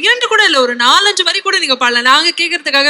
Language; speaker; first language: Tamil; native; Tamil